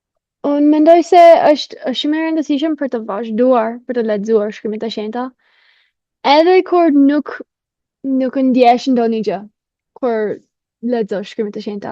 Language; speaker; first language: Albanian; non-native, fluent; English